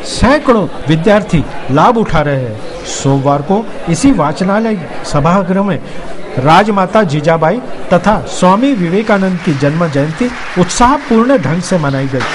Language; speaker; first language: Hindi; non-native, local second language; Marathi